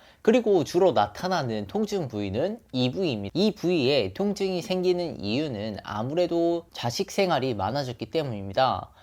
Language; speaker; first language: Korean; native; Korean